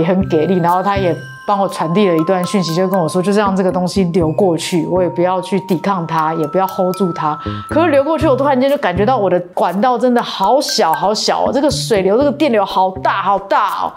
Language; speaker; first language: Chinese; native; Chinese